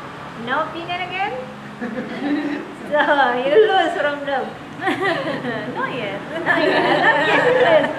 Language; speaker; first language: English; non-native, learner; Indonesian